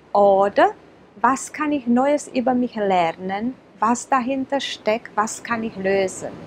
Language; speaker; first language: German; non-native, fluent; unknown